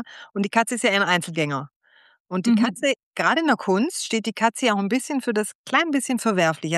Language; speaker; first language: German; native; German